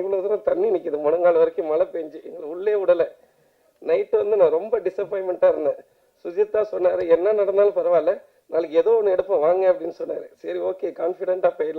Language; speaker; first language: Tamil; native; Tamil